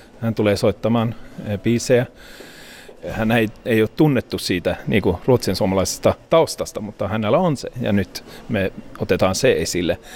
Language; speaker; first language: Finnish; early bilingual, heritage; Finnish